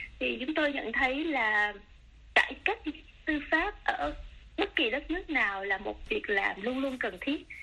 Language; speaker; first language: Vietnamese; early bilingual, other home language; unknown